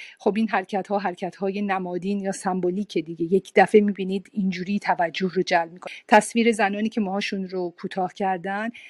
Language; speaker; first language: Persian; native; Persian